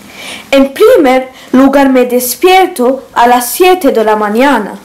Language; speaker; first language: Spanish; non-native, learner; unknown